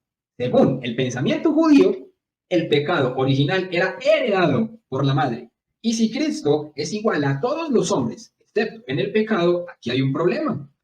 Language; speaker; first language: Spanish; native; Spanish